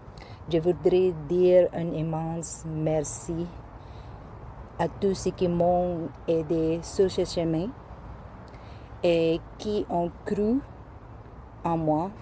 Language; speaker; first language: French; non-native, learner; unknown